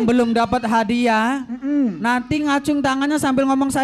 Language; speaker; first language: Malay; non-native, local second language; Javanese